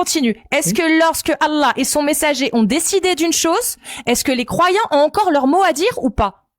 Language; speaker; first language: French; native; French